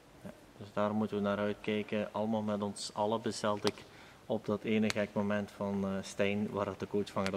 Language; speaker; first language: Dutch; native; Dutch